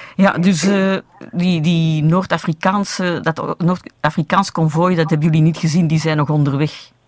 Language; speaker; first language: Dutch; native; Dutch